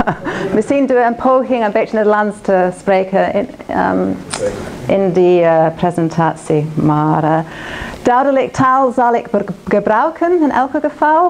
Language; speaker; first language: Dutch; non-native, learner; English